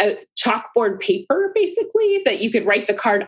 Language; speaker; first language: English; native; English